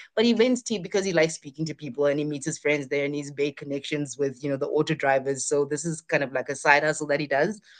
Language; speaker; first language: English; non-native, local second language; Zulu